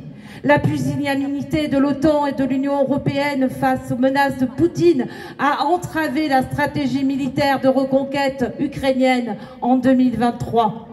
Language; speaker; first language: French; native; French